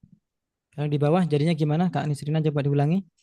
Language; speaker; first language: Indonesian; native; Indonesian